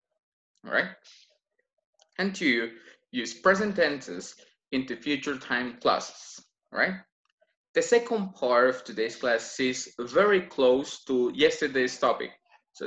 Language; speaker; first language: English; non-native, fluent; Spanish